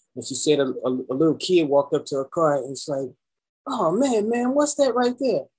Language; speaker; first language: English; native; English